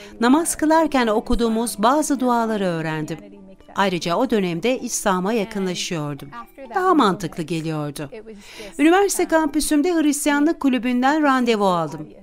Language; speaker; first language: Turkish; non-native, fluent; English